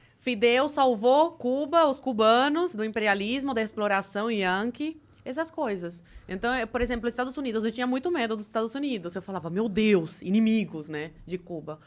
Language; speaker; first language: Portuguese; early bilingual, other home language; Spanish